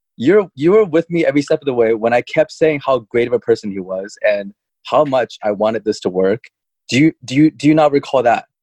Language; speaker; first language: English; early bilingual, other home language; Chinese